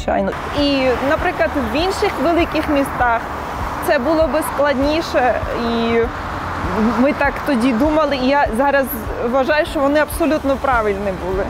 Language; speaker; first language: Ukrainian; non-native, fluent; Georgian